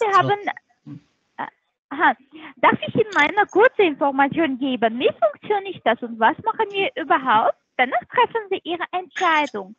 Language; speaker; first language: German; non-native, learner; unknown